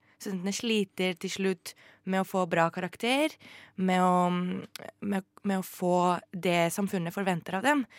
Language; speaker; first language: Norwegian; non-native, fluent; Greek